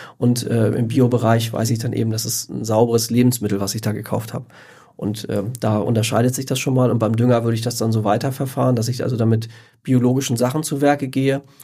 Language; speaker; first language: German; native; German